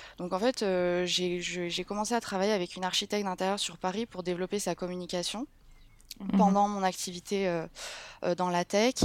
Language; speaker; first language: French; native; French